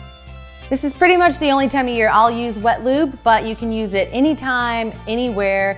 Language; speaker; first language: English; native; English